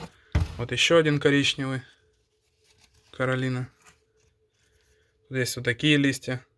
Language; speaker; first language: Russian; native; Russian